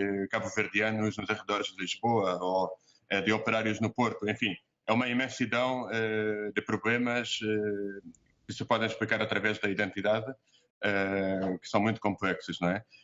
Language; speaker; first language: Portuguese; native; Portuguese